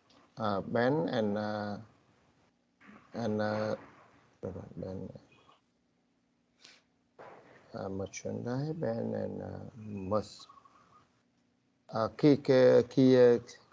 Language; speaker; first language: English; non-native, learner; Vietnamese